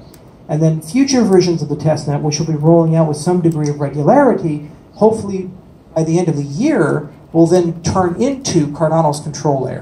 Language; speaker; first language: English; native; English